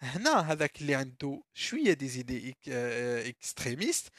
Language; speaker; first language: French; non-native, local second language; Arabic